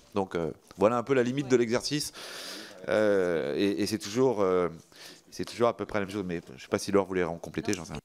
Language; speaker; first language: French; native; French